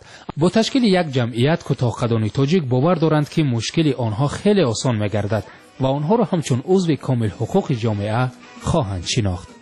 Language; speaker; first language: Tajik; native; Tajik